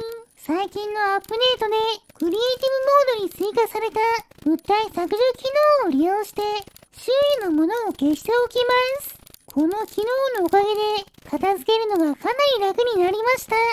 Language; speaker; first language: Japanese; native; Japanese